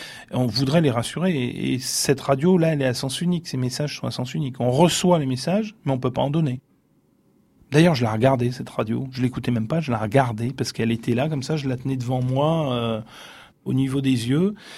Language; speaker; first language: French; native; French